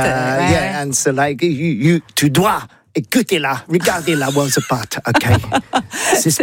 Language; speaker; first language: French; non-native, learner; English